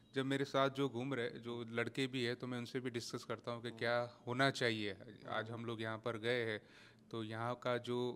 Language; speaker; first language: Hindi; native; Hindi